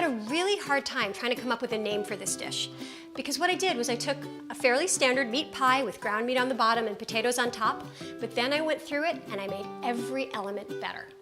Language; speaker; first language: English; native; English